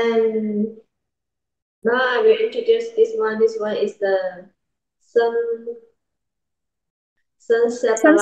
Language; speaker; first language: English; non-native, learner; Chinese